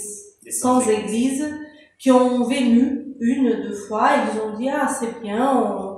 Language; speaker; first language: French; non-native, fluent; Portuguese